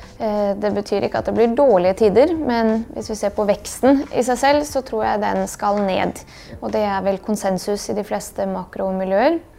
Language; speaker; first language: Norwegian; early bilingual, other home language; Bosnian